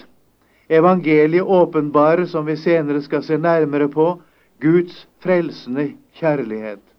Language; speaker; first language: Norwegian; native; Norwegian